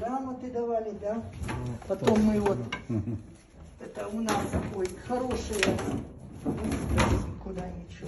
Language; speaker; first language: Russian; native; Russian